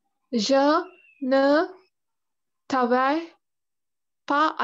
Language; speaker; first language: French; non-native, learner; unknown